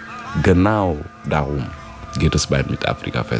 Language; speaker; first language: German; non-native, fluent; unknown